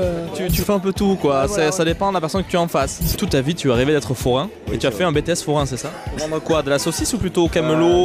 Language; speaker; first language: French; native; French